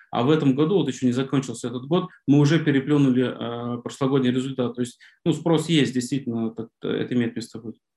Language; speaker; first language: Russian; native; Russian